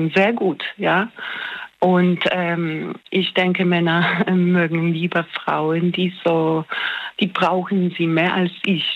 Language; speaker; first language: German; non-native, fluent; Polish